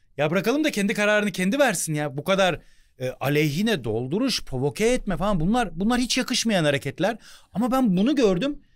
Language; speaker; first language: Turkish; native; Turkish